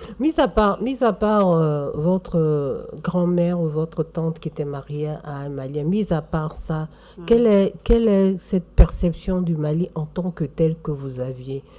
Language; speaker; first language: French; non-native, local second language; Bambara